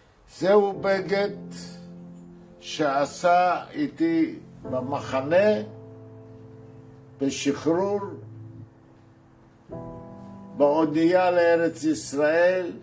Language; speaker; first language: Hebrew; non-native, fluent; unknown